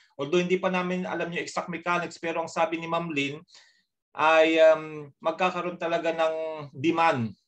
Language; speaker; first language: Filipino; native; Filipino